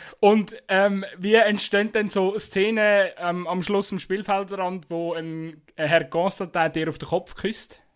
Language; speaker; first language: German; native; German